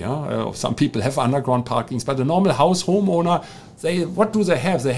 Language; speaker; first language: English; non-native, fluent; German